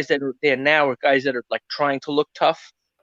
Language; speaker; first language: English; native; English